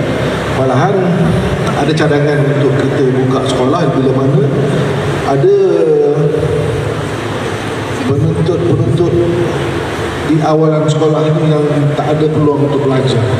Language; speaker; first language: Malay; native; Malay